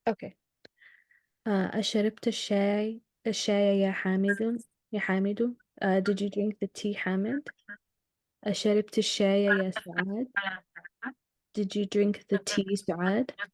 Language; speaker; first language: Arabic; non-native, learner; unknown